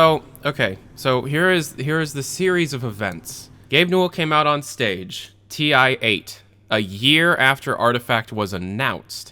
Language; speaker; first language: English; native; English